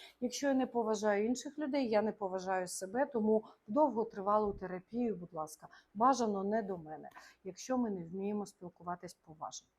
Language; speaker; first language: Ukrainian; non-native, local second language; Russian